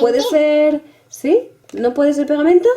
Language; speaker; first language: Spanish; native; Spanish